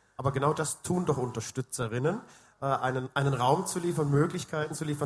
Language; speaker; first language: German; native; German